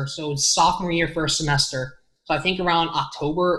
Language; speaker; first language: English; native; English